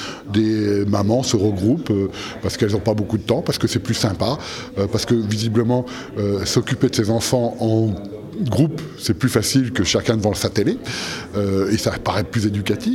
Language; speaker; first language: French; native; French